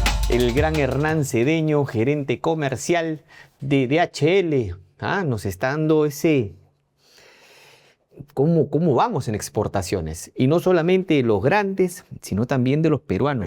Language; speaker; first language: Spanish; native; Spanish